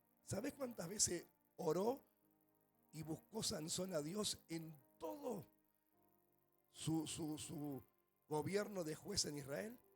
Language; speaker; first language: Spanish; native; Spanish